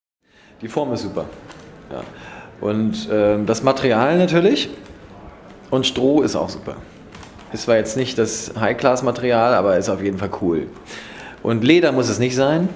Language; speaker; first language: German; native; German